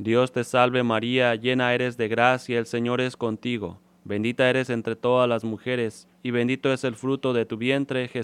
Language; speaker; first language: Spanish; native; Spanish